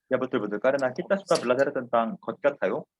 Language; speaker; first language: Indonesian; non-native, fluent; Korean